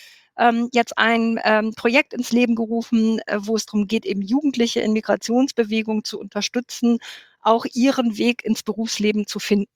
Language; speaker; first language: German; native; German